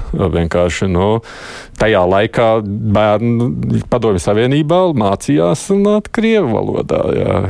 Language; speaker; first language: Latvian; native; Latvian